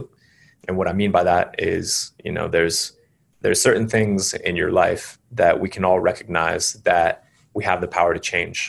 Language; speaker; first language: English; native; English